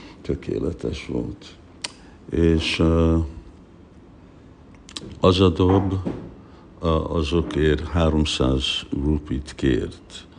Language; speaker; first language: Hungarian; early bilingual, heritage; Hungarian